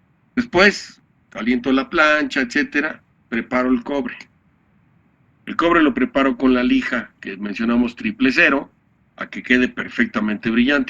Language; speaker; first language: Spanish; native; Spanish